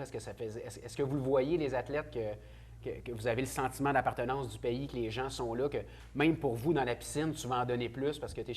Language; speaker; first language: French; native; French